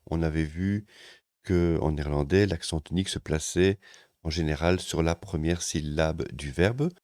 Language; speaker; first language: French; native; French